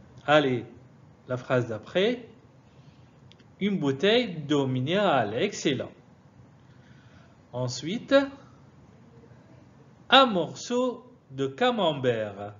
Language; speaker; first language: French; non-native, fluent; Arabic